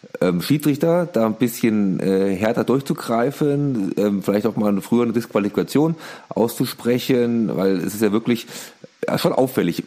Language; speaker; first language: German; native; German